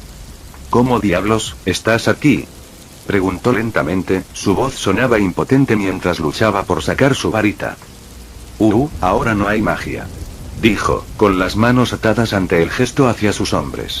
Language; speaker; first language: Spanish; native; Spanish